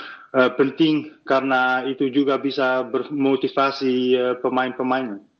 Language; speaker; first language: Indonesian; early bilingual, heritage; Dutch